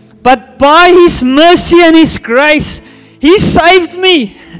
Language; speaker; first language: English; non-native, local second language; Afrikaans